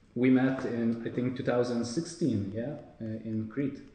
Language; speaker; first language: English; non-native, fluent; Lithuanian